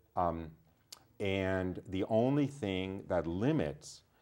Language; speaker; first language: English; native; English